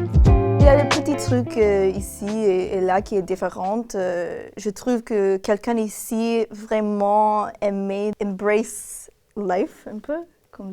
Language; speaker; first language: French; non-native, learner; English